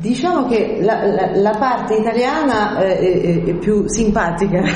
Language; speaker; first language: Italian; early bilingual, heritage; French